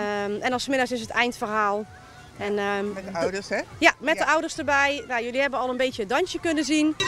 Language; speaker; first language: Dutch; native; Dutch